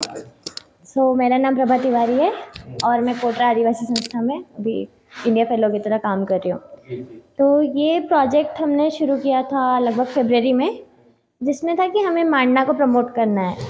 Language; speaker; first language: Hindi; native; Hindi